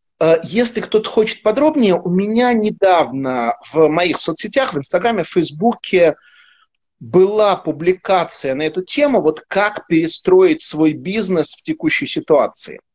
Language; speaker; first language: Russian; native; Russian